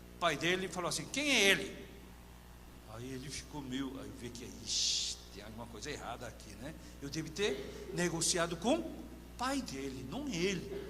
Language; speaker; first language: Portuguese; non-native, fluent; Korean